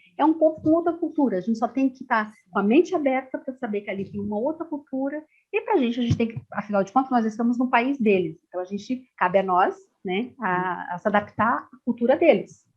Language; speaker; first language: Portuguese; native; Portuguese